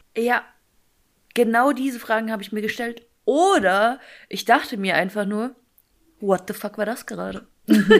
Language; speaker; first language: German; early bilingual, other home language; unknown